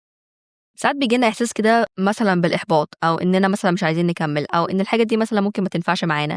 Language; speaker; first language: Arabic; native; Arabic